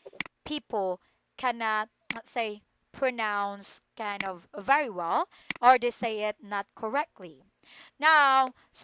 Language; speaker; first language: English; non-native, fluent; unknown